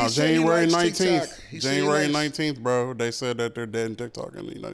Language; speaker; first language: English; native; English